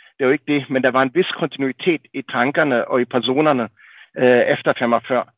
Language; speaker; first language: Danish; native; Danish